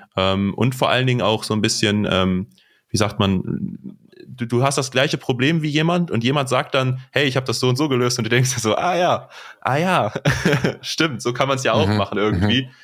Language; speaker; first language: German; native; German